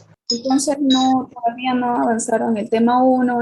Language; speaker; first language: Spanish; native; Spanish